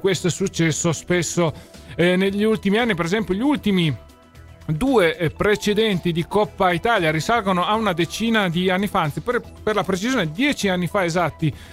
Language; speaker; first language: Italian; native; Italian